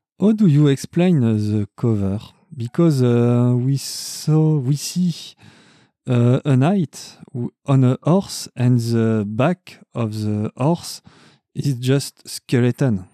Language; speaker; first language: English; non-native, learner; French